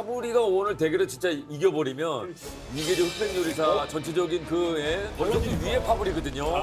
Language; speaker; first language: Korean; native; Korean